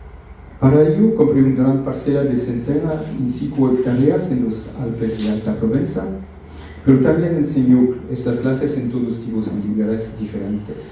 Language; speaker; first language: Spanish; non-native, fluent; French